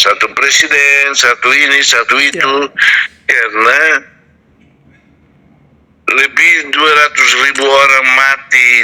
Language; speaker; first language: Indonesian; non-native, fluent; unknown